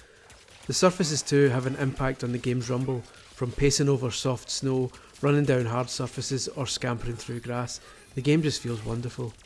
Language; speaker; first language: English; native; English